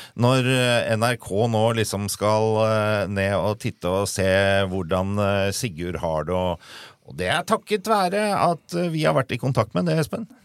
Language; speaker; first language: Norwegian; native; Norwegian